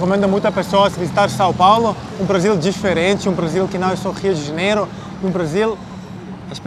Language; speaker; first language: Portuguese; non-native, fluent; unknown